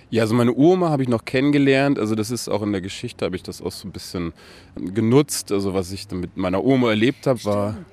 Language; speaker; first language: German; native; German